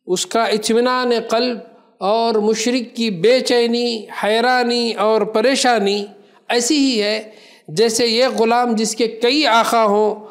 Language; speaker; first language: Urdu; native; Urdu